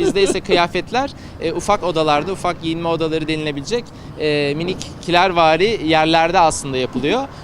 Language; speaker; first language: Turkish; native; Turkish